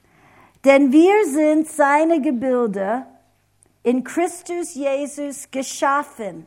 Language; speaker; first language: German; non-native, fluent; English